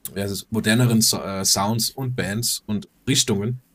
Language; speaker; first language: German; non-native, fluent; Danish